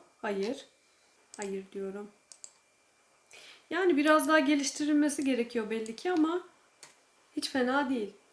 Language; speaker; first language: Turkish; native; Turkish